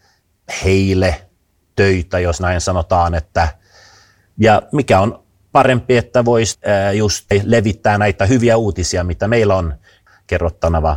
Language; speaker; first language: Finnish; non-native, fluent; Swedish